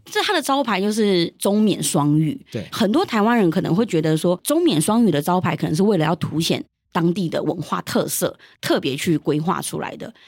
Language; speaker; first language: Chinese; early bilingual, heritage; Chinese